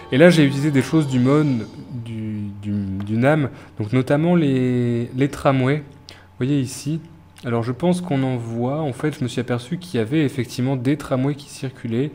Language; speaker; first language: French; native; French